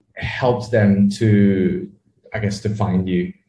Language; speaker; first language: English; native; English